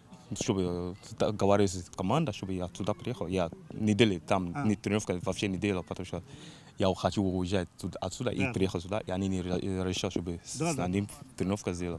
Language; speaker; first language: Russian; non-native, learner; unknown